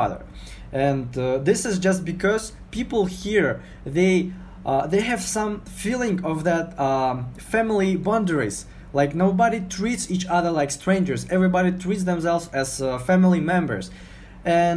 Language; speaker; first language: English; non-native, fluent; Uzbek